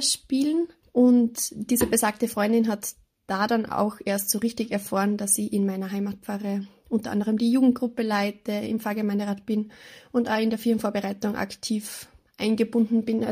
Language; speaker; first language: German; native; German